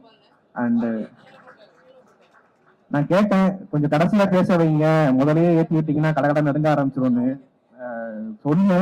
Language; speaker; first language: Tamil; native; Tamil